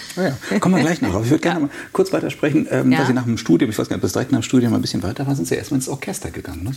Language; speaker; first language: German; native; German